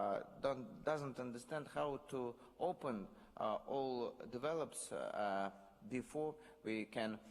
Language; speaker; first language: English; non-native, learner; Russian